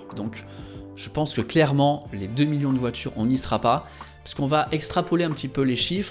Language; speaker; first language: French; native; French